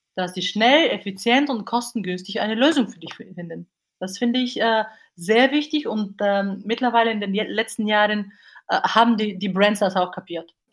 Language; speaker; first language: German; non-native, fluent; Bulgarian